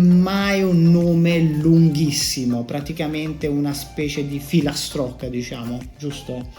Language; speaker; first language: Italian; native; Italian